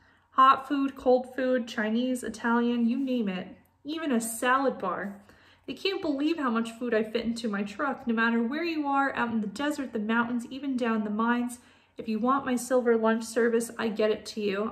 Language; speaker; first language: English; native; English